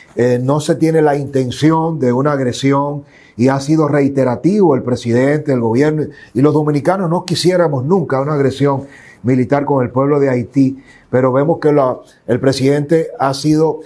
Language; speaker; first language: Spanish; native; Spanish